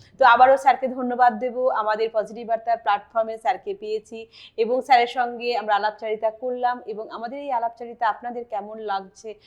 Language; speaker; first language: Bangla; native; Bangla